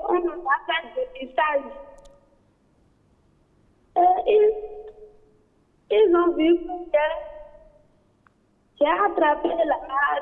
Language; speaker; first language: French; non-native, learner; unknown